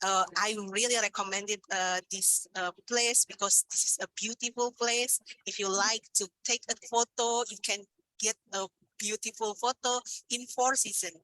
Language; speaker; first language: English; non-native, learner; Indonesian